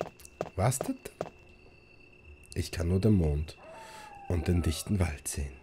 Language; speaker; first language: German; native; German